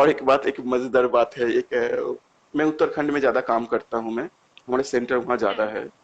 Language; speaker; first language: Hindi; non-native, local second language; Bangla